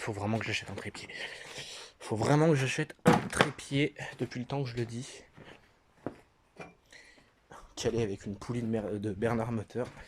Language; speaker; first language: French; native; French